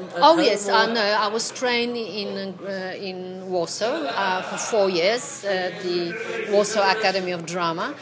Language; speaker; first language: English; non-native, fluent; Polish